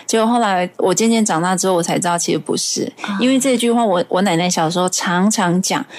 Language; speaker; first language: Chinese; non-native, local second language; Hakka Chinese